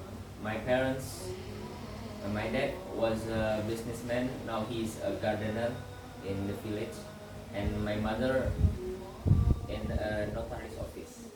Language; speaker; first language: English; non-native, learner; Indonesian